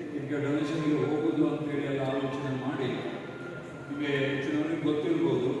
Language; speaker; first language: Kannada; non-native, local second language; Tulu